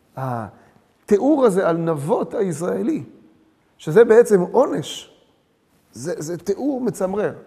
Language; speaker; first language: Hebrew; early bilingual, other home language; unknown